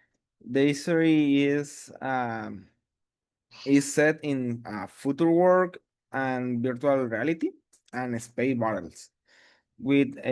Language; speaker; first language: English; non-native, learner; Spanish